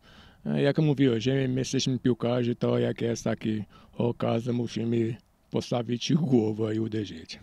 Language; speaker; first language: Polish; non-native, learner; Portuguese